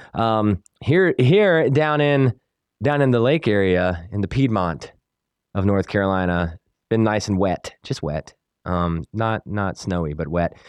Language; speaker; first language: English; native; English